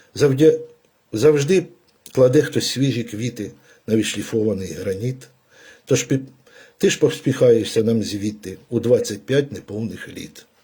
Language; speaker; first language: Ukrainian; native; Ukrainian